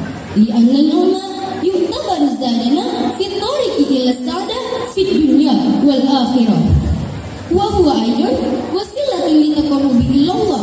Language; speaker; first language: Arabic; non-native, learner; Indonesian